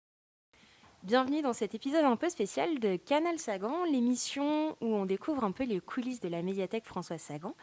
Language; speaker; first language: French; native; French